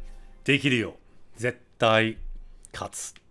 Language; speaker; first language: Japanese; non-native, fluent; English